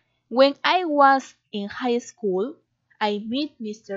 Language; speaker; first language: English; non-native, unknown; Spanish